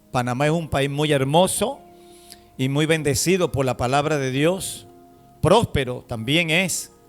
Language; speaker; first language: Spanish; native; Spanish